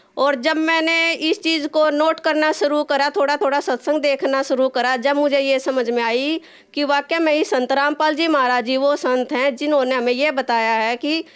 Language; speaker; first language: Hindi; native; Hindi